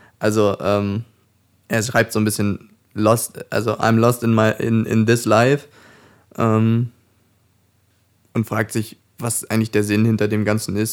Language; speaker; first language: German; native; German